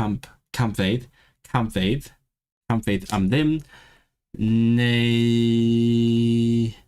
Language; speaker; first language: Welsh; non-native, learner; Cantonese